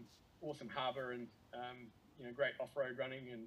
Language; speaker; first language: English; native; English